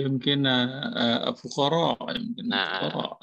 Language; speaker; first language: Arabic; non-native, learner; Indonesian